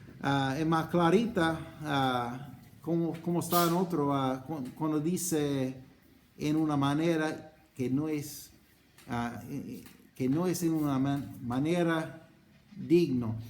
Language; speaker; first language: Spanish; non-native, fluent; English